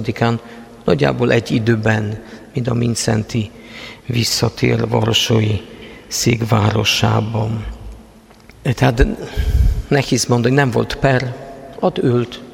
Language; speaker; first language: Hungarian; non-native, fluent; Polish